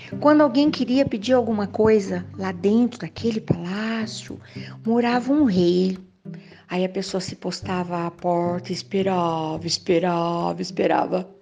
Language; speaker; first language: Portuguese; native; Portuguese